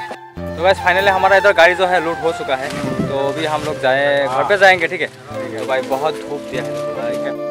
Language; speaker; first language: Hindi; non-native, local second language; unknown